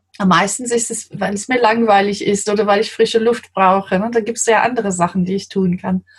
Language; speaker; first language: German; non-native, fluent; English